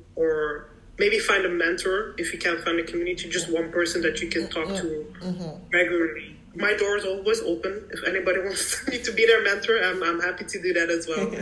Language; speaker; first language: English; early bilingual, heritage; English